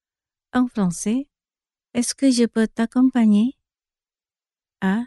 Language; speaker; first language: French; non-native, fluent; Indonesian